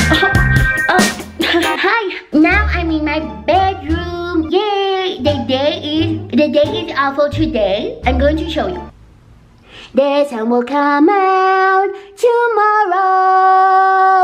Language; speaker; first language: English; non-native, fluent; Spanish